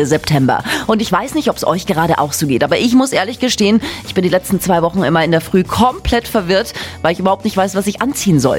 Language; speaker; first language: German; native; German